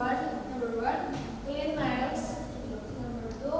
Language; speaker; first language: English; non-native, learner; Indonesian